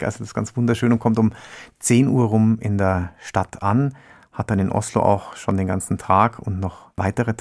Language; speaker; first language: German; native; German